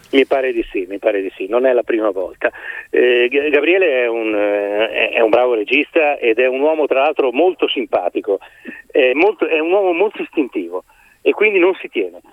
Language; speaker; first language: Italian; native; Italian